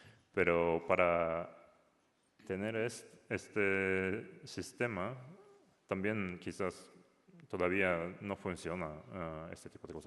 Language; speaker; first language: Spanish; non-native, learner; Japanese